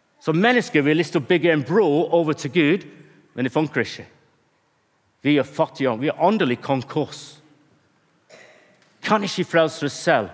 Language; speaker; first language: Norwegian; non-native, fluent; English